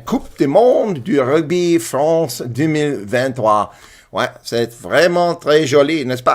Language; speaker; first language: French; non-native, learner; English